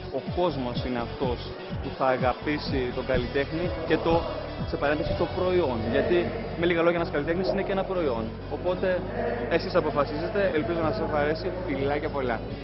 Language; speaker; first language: Greek; early bilingual, heritage; Greek